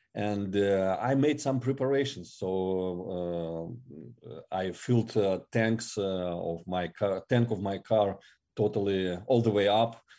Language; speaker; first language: English; non-native, fluent; Russian